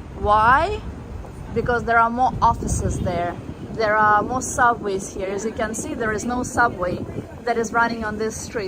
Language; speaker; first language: English; non-native, fluent; Russian